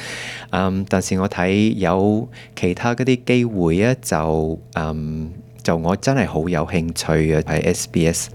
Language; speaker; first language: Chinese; early bilingual, heritage; Cantonese